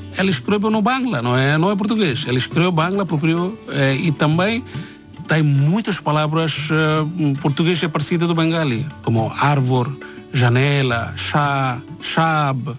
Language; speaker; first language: Portuguese; non-native, learner; Bangla